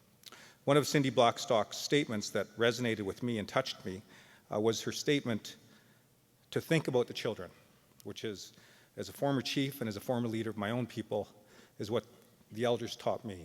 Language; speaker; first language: English; native; English